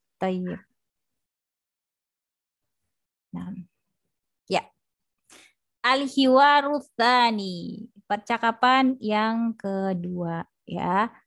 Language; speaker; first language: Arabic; non-native, fluent; Indonesian